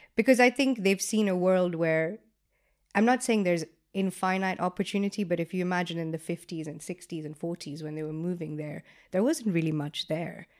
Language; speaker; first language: English; non-native, local second language; Gujarati